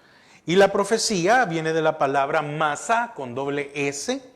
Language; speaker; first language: Spanish; native; Spanish